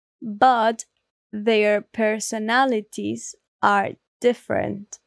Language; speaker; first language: English; non-native, learner; Spanish